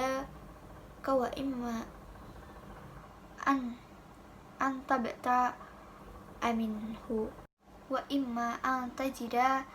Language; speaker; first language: Arabic; non-native, learner; Indonesian